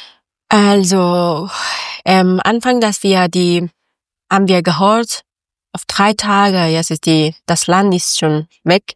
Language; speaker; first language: German; non-native, learner; Persian